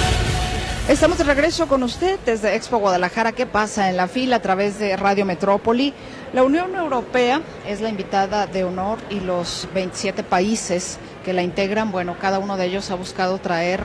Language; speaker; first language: Spanish; native; Spanish